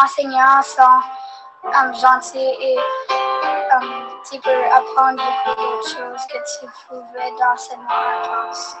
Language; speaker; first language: French; non-native, learner; English